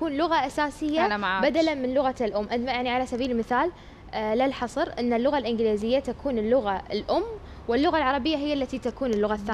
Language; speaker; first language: Arabic; native; Arabic